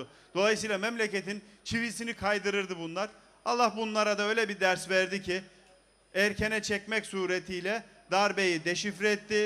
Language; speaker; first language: Turkish; native; Turkish